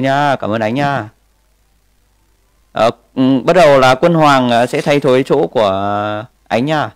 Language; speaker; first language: Vietnamese; native; Vietnamese